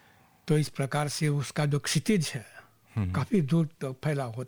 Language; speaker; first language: Hindi; native; Hindi